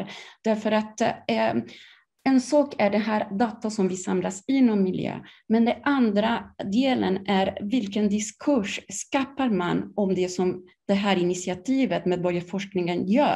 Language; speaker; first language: Swedish; non-native, fluent; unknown